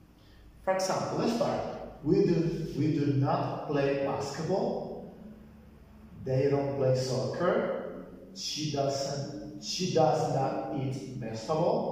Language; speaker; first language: English; non-native, fluent; Spanish